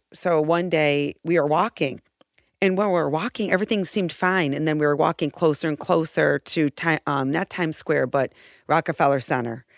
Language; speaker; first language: English; native; English